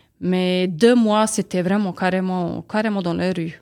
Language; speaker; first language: French; non-native, learner; Serbian